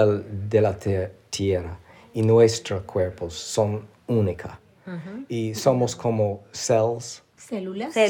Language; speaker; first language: Spanish; non-native, fluent; English